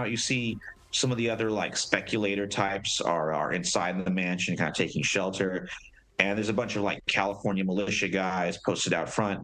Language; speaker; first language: English; native; English